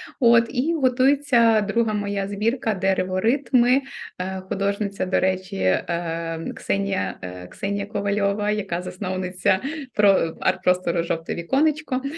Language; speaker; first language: Ukrainian; non-native, local second language; Russian